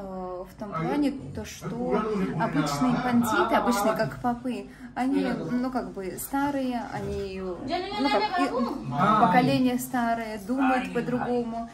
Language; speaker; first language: Russian; native; Russian